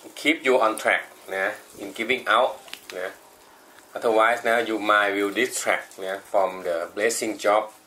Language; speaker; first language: English; non-native, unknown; Thai